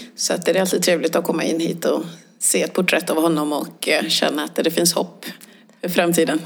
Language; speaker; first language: Swedish; early bilingual, other home language; Swahili